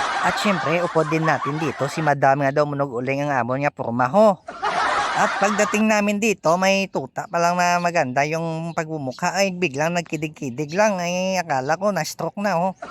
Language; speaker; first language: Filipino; non-native, local second language; Hiligaynon